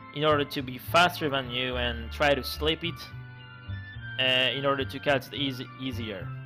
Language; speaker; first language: English; non-native, fluent; Greek